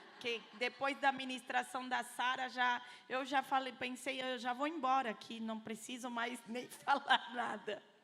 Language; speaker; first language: Portuguese; non-native, fluent; Arabic